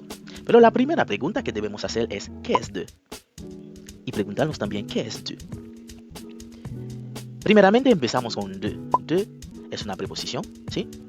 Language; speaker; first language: Spanish; non-native, fluent; French